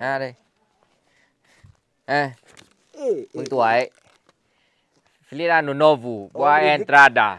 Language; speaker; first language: Portuguese; non-native, learner; Vietnamese